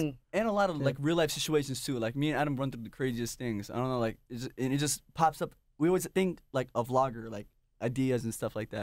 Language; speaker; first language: English; native; English